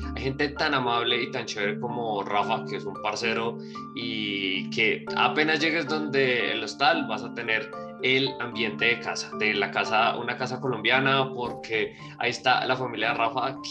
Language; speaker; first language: Spanish; native; Spanish